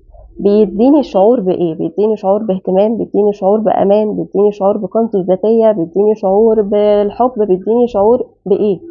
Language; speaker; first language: Arabic; native; Arabic